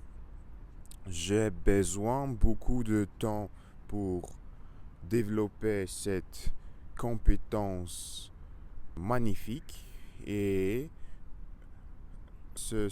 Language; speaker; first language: French; non-native, learner; Russian